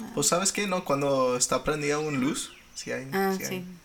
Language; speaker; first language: Spanish; non-native, fluent; English